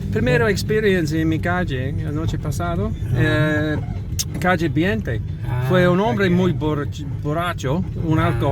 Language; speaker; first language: Spanish; non-native, learner; English